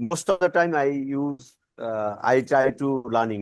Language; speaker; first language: English; non-native, learner; Bangla